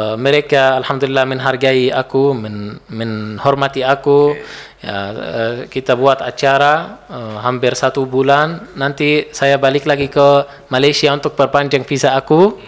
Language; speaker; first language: Indonesian; non-native, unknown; Arabic